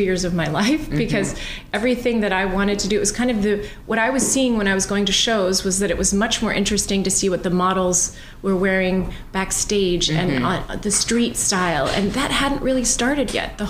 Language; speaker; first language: English; native; English